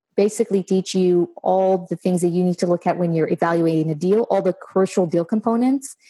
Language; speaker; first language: English; non-native, fluent; Hebrew